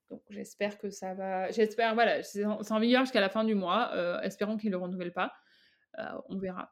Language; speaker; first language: French; native; French